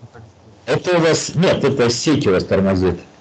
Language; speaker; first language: Russian; native; Russian